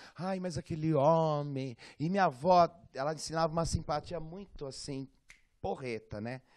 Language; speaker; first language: Portuguese; native; Portuguese